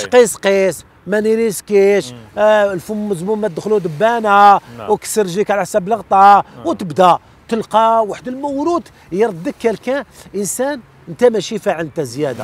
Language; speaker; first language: Arabic; native; Arabic